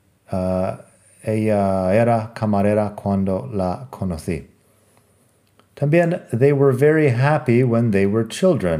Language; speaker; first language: English; native; English